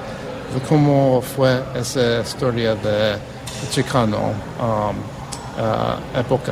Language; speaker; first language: Spanish; early bilingual, heritage; English